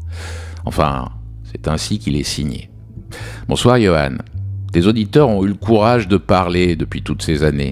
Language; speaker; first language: French; native; French